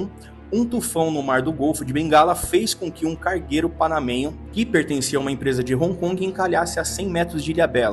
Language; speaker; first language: Portuguese; native; Portuguese